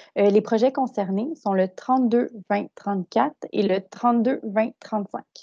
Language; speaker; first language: French; native; French